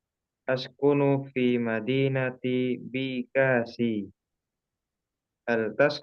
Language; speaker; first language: Arabic; non-native, learner; Indonesian